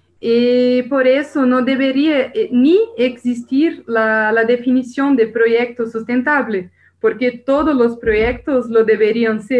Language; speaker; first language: Spanish; non-native, learner; Portuguese